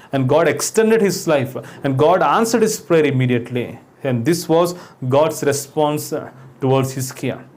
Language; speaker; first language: English; non-native, local second language; Telugu